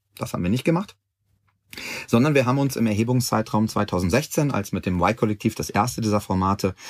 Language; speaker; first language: German; native; German